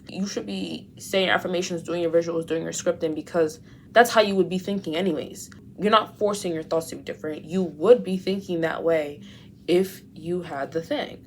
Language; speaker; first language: English; native; English